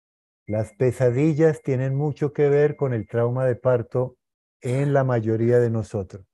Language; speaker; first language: Spanish; native; Spanish